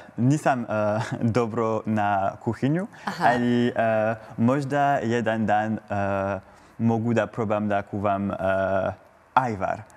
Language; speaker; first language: Croatian; non-native, learner; French